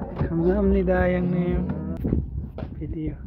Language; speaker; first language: Korean; non-native, learner; Nepali